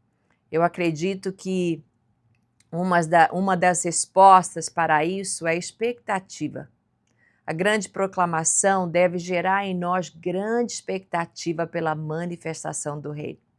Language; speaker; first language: Portuguese; native; Portuguese